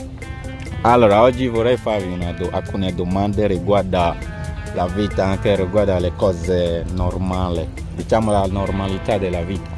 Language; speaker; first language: Italian; non-native, fluent; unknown